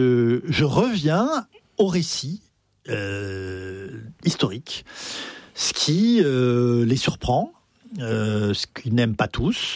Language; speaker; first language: French; native; French